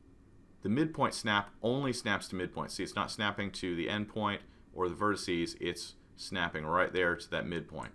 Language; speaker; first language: English; native; English